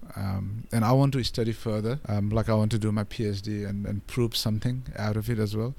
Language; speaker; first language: English; non-native, local second language; Nepali